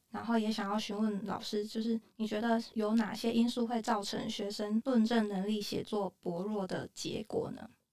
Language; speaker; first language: Chinese; native; Chinese